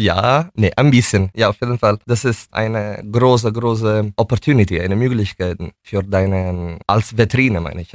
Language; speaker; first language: German; non-native, fluent; Italian